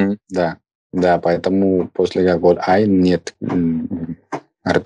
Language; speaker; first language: Russian; non-native, fluent; Spanish